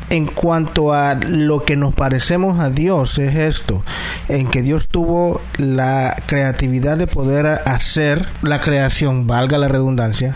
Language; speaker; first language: Spanish; native; Spanish